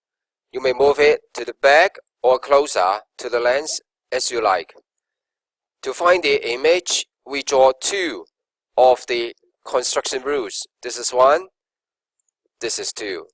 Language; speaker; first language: English; non-native, local second language; Cantonese